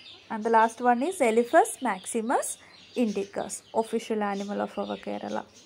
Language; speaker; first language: English; non-native, local second language; Malayalam